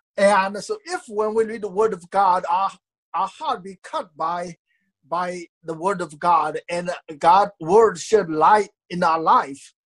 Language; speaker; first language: English; non-native, fluent; Chinese